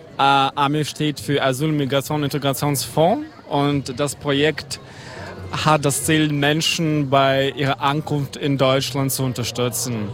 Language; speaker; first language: German; non-native, fluent; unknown